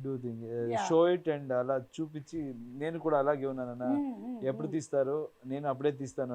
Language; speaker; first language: Telugu; non-native, learner; Kannada